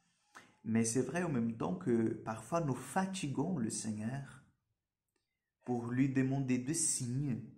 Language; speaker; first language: French; non-native, fluent; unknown